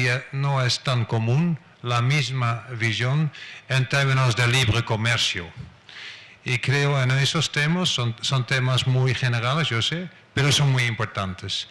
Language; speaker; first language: Spanish; non-native, fluent; Dutch